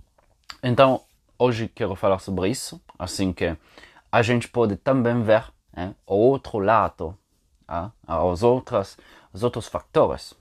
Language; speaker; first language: Portuguese; non-native, fluent; Italian